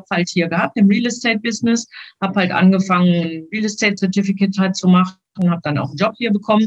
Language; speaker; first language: German; native; German